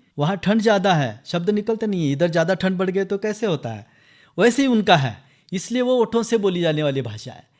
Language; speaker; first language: Hindi; non-native, local second language; Marathi